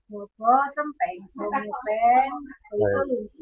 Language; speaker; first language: Cantonese; non-native, learner; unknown